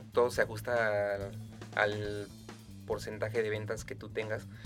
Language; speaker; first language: Spanish; native; Spanish